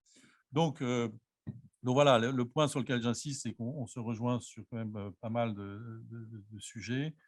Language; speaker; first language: French; native; French